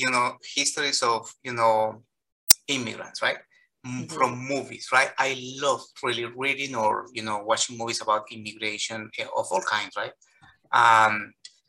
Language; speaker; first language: English; non-native, fluent; Spanish